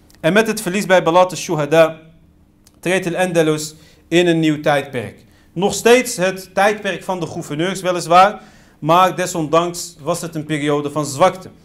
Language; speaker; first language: Dutch; early bilingual, other home language; Riffian